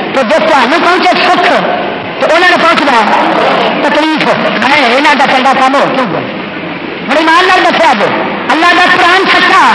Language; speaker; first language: Urdu; non-native, local second language; Saraiki